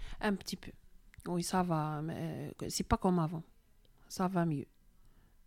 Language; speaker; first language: French; non-native, learner; Arabic